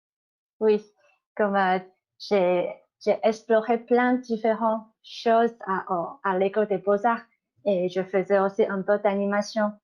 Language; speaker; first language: French; non-native, fluent; Chinese